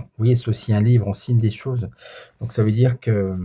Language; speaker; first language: French; native; French